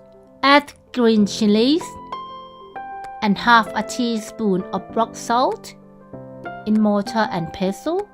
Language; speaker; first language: English; non-native, fluent; Thai